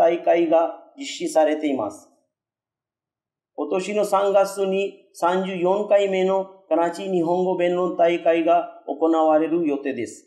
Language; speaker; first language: Japanese; non-native, fluent; Urdu